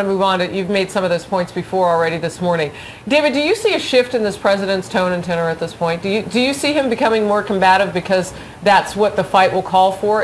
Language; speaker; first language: English; native; English